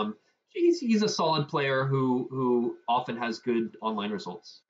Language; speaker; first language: English; native; English